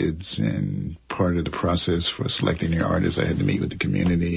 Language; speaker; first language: English; native; English